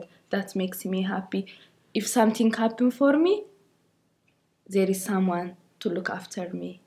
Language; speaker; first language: English; non-native, learner; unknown